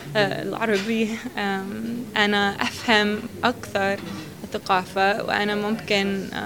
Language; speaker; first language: Arabic; non-native, learner; English